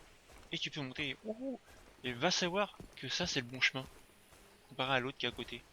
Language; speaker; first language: French; native; French